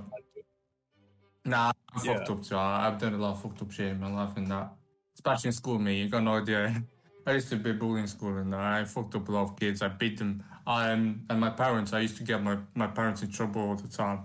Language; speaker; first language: English; non-native, fluent; Romanian